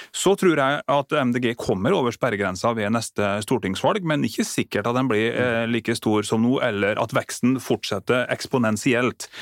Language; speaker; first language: Norwegian; native; Norwegian